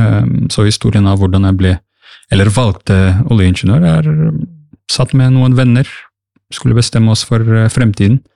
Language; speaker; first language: Norwegian; early bilingual, other home language; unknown